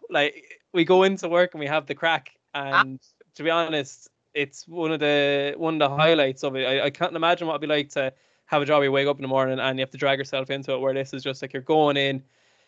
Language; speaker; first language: English; native; English